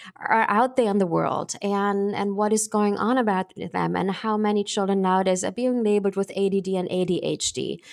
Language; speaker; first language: English; non-native, fluent; German